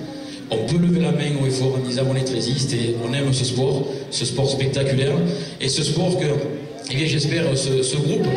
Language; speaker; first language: French; native; French